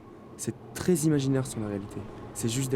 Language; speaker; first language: French; non-native, fluent; Chinese